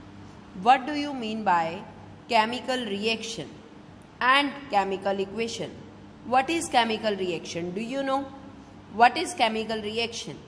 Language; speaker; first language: English; non-native, local second language; Hindi